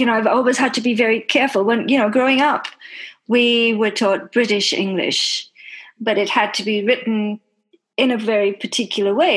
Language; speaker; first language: English; non-native, local second language; Bangla